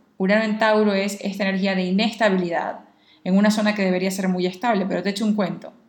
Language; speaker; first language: Spanish; native; Spanish